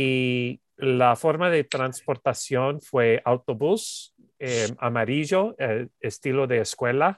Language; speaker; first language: Spanish; non-native, learner; English